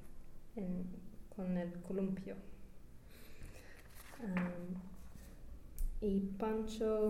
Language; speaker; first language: Spanish; non-native, learner; English